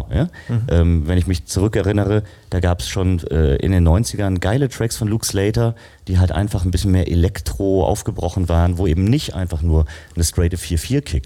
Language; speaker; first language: German; native; German